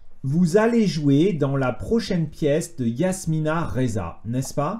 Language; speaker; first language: French; native; French